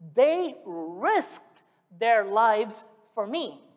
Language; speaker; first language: English; early bilingual, other home language; Malayalam